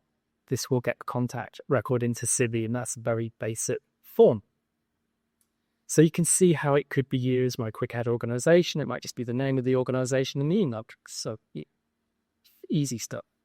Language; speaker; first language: English; native; English